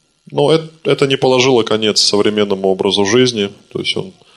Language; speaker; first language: Russian; native; Russian